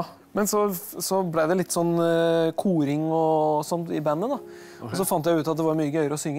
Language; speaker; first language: Norwegian; native; Norwegian